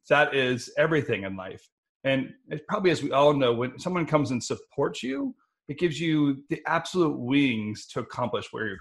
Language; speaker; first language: English; native; English